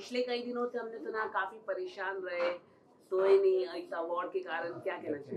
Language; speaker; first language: Hindi; native; Hindi